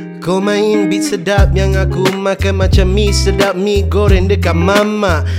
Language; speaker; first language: Malay; non-native, fluent; English